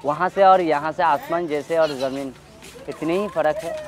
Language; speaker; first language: Hindi; non-native, learner; Rohingya